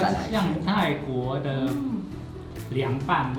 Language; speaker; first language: Chinese; non-native, fluent; Thai